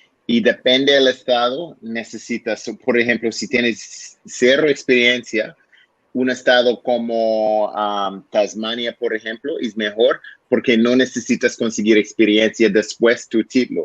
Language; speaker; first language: Spanish; non-native, learner; English